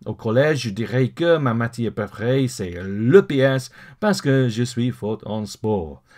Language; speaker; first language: French; non-native, fluent; English